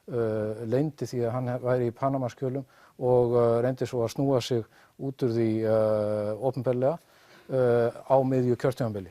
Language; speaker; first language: Icelandic; native; Icelandic